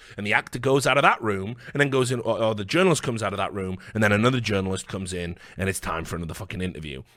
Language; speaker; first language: English; native; English